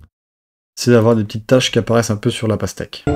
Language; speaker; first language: French; native; French